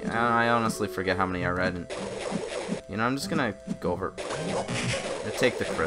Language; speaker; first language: English; native; English